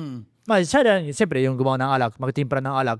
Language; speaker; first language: Filipino; non-native, fluent; Japanese